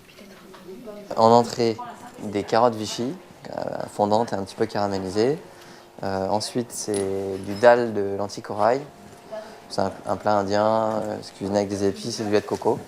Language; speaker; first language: French; native; French